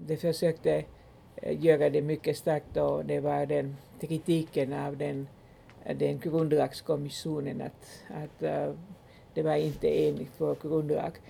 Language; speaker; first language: Swedish; non-native, local second language; Finnish